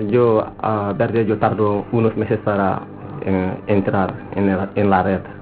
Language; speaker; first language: Spanish; non-native, learner; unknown